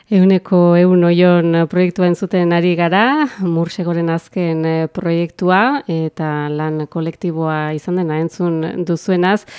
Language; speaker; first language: Basque; native; Basque